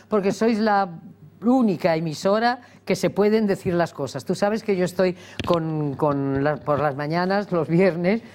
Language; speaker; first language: Spanish; native; Spanish